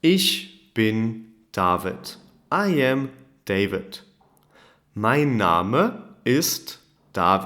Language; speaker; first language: German; non-native, fluent; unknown